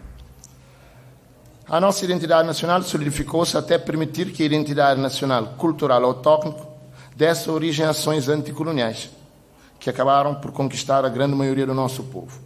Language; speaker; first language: Portuguese; non-native, local second language; Kabuverdianu